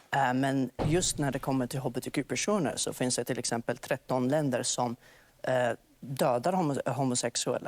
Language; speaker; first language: Swedish; non-native, fluent; Arabic